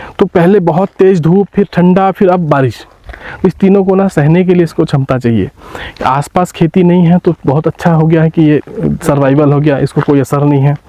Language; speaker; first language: Hindi; native; Hindi